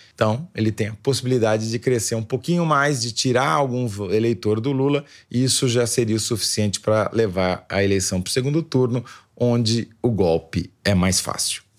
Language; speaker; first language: Portuguese; native; Portuguese